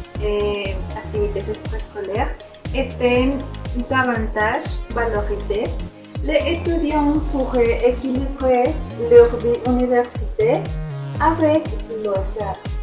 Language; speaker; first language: French; non-native, learner; Spanish